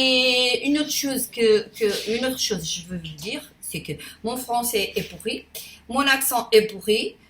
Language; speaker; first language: French; non-native, fluent; Portuguese